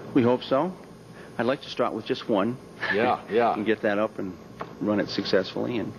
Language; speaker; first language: English; native; English